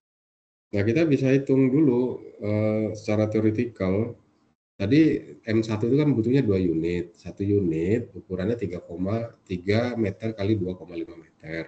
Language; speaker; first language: Indonesian; native; Indonesian